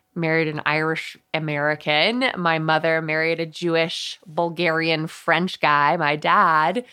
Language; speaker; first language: English; early bilingual, other home language; Spanish